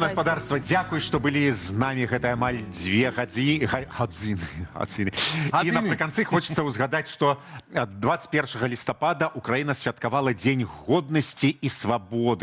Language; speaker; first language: Belarusian; native; Belarusian